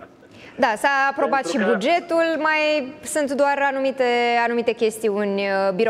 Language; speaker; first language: Romanian; native; Romanian